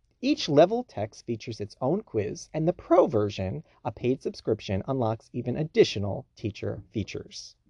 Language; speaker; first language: English; native; English